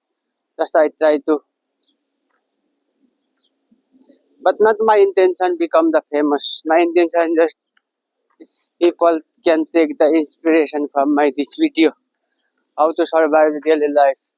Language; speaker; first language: English; non-native, learner; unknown